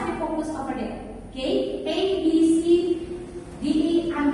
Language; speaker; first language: English; non-native, fluent; Indonesian